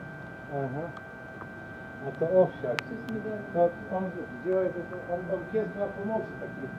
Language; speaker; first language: Russian; non-native, learner; Polish